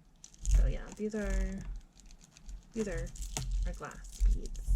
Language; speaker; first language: English; native; English